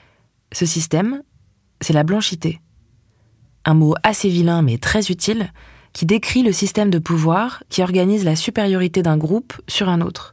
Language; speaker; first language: French; native; French